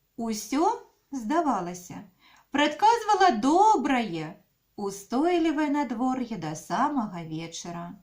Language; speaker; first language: Belarusian; non-native, local second language; Russian